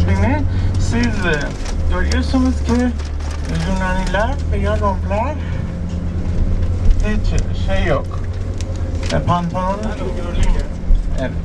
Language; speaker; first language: Turkish; non-native, learner; Persian